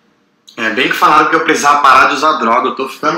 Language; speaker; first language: Portuguese; native; Portuguese